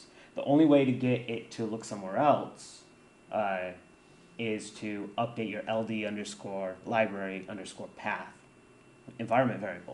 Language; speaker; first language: English; native; English